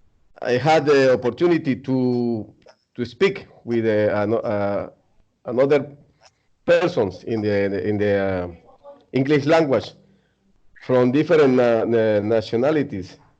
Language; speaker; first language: English; non-native, learner; Spanish